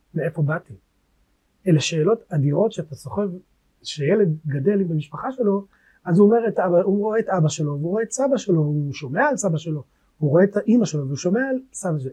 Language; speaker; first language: Hebrew; native; Hebrew